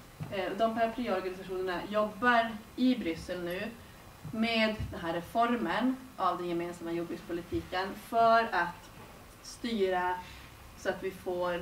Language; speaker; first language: Swedish; native; Swedish